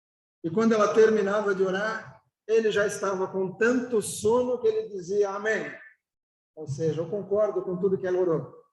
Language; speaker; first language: Portuguese; native; Portuguese